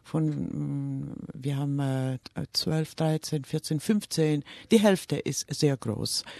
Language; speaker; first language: German; early bilingual, heritage; German